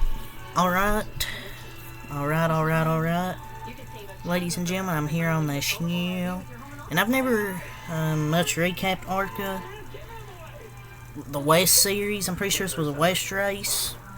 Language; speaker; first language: English; native; English